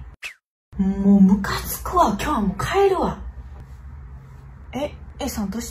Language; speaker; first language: Japanese; non-native, fluent; Chinese